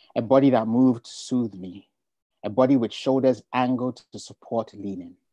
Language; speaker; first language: English; non-native, local second language; Ga